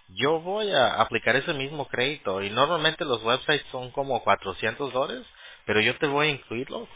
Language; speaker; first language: Spanish; early bilingual, heritage; Spanish